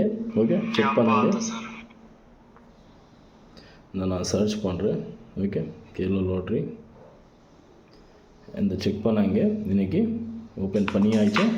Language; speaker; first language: Tamil; non-native, learner; Kannada